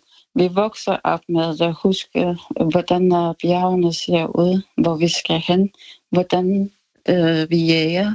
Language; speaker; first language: Danish; non-native, local second language; Kalaallisut